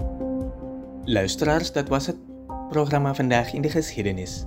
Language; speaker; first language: Dutch; non-native, fluent; Indonesian